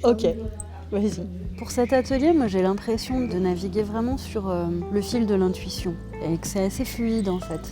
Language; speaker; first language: French; native; French